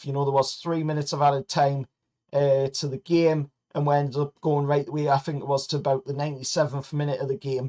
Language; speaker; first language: English; native; English